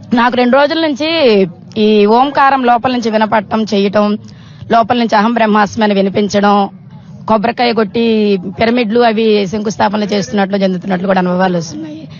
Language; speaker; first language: Telugu; native; Telugu